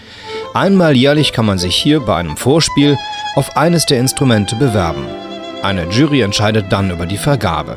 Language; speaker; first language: German; native; German